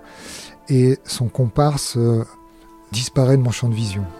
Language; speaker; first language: French; native; French